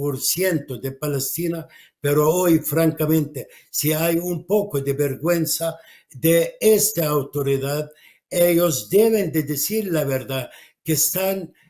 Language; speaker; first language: Spanish; non-native, fluent; Arabic